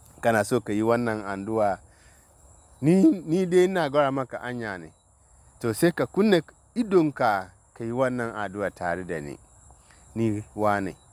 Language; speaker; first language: Hausa; non-native, local second language; Dyula